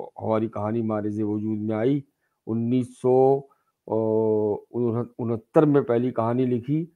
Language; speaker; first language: Urdu; native; Urdu